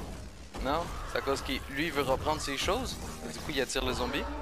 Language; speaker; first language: French; native; French